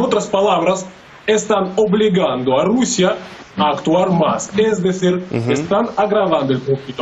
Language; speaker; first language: Spanish; non-native, fluent; Russian